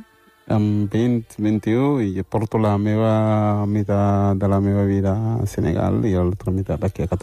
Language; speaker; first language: Catalan; non-native, local second language; Wolof